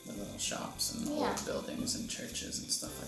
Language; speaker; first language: English; native; English